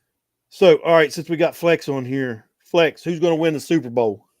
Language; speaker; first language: English; native; English